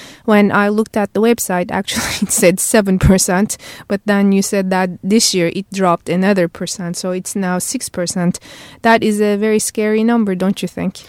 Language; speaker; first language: English; non-native, fluent; Turkish